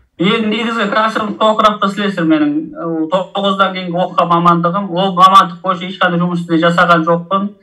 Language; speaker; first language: Kazakh; early bilingual, heritage; Kazakh